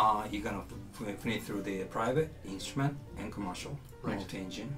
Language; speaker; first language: English; non-native, fluent; Japanese